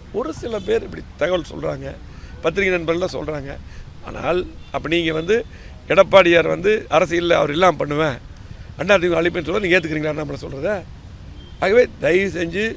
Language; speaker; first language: Tamil; native; Tamil